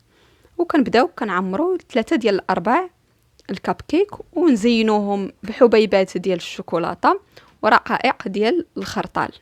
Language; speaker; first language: Arabic; native; Arabic